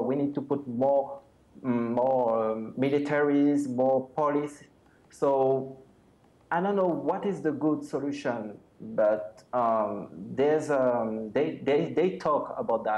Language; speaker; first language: English; non-native, fluent; French